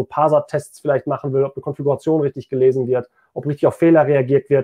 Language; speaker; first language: German; native; German